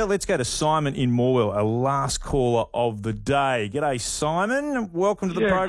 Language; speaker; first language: English; native; English